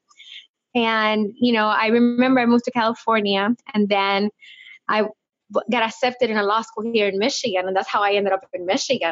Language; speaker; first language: English; non-native, fluent; Spanish